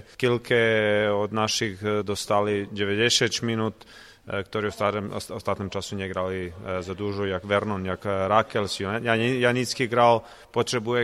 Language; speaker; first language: Polish; non-native, learner; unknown